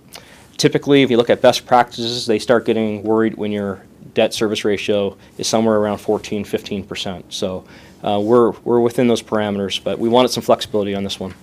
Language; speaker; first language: English; native; English